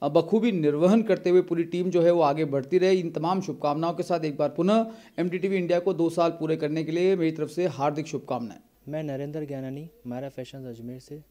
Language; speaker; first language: Hindi; native; Hindi